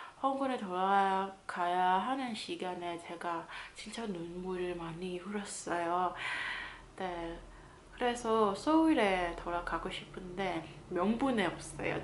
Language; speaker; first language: Korean; non-native, fluent; Cantonese